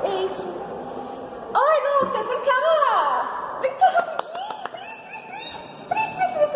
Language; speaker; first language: Portuguese; non-native, learner; Haitian Creole